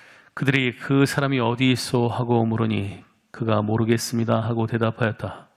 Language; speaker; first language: Korean; native; Korean